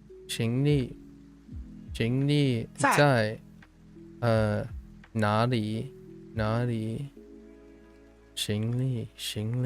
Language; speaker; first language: Chinese; non-native, learner; English